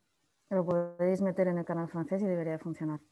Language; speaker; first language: Spanish; native; Spanish